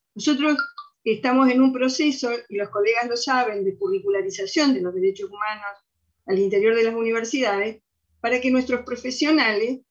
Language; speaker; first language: Spanish; native; Spanish